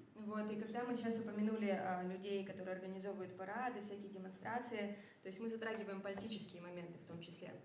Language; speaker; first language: Russian; native; Russian